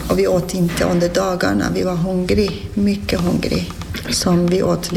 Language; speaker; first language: Swedish; non-native, fluent; Persian